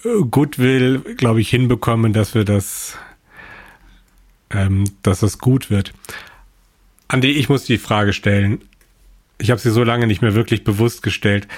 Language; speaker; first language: German; native; German